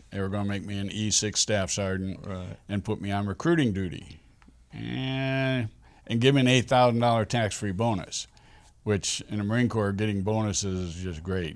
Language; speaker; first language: English; native; English